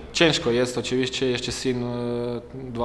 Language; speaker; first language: Polish; non-native, fluent; Croatian